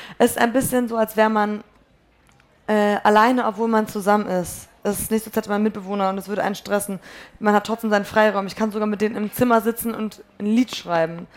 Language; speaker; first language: German; early bilingual, other home language; Polish